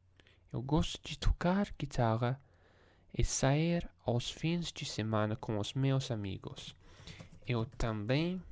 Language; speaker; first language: Portuguese; non-native, learner; English